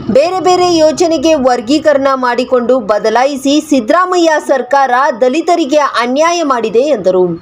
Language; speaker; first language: Kannada; native; Kannada